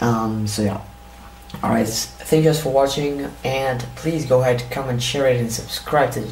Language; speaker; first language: English; native; English